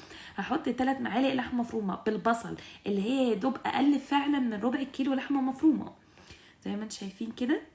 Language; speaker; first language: Arabic; native; Arabic